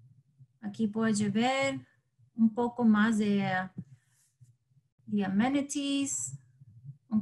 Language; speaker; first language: Portuguese; non-native, learner; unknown